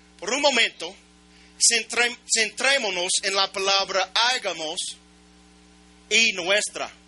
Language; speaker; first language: Spanish; non-native, learner; English